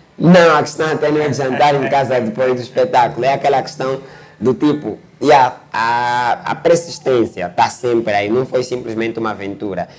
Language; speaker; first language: Portuguese; native; Portuguese